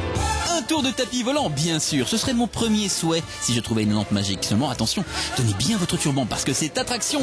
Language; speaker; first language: French; native; French